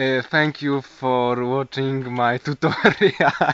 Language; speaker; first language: English; non-native, learner; Polish